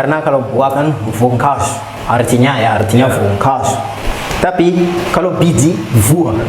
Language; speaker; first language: Indonesian; non-native, fluent; Malagasy